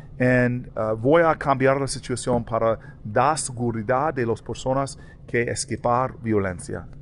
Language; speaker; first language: Spanish; non-native, learner; English